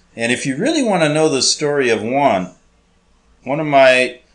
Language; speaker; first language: English; native; English